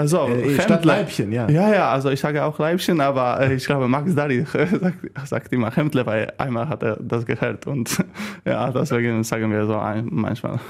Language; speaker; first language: German; non-native, learner; Polish